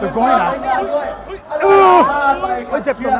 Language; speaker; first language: Thai; non-native, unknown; Japanese